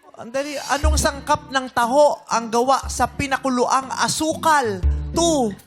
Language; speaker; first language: Filipino; native; Filipino